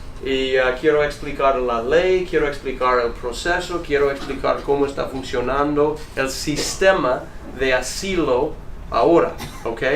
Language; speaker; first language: Spanish; non-native, fluent; English